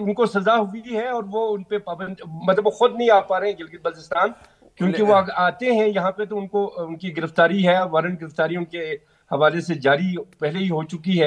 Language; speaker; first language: Hindi; non-native, local second language; Balti